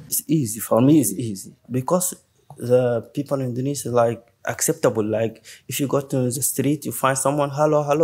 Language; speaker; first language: English; non-native, learner; Arabic